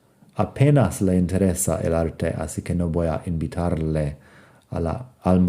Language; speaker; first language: Spanish; non-native, fluent; English